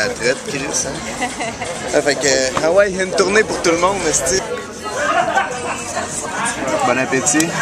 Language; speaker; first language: French; native; French